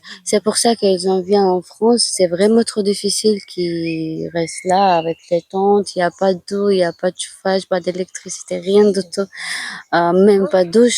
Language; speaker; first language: French; non-native, fluent; Georgian